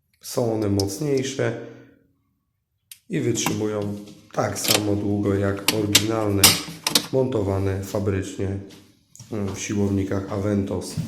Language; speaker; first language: Polish; native; Polish